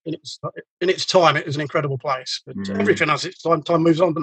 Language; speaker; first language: English; native; English